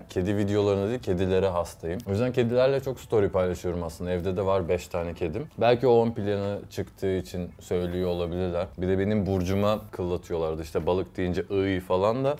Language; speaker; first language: Turkish; early bilingual, heritage; English